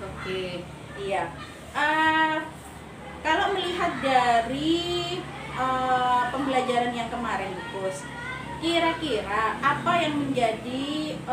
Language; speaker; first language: Indonesian; native; Indonesian